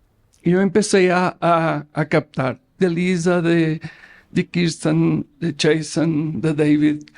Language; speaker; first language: Spanish; non-native, learner; Portuguese